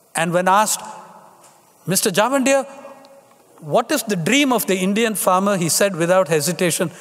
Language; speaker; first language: English; non-native, local second language; Tamil